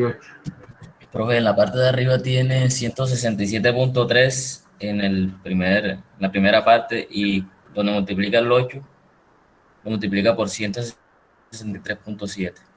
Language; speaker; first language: Spanish; native; Spanish